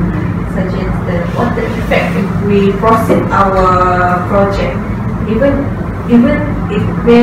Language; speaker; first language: English; non-native, local second language; Malay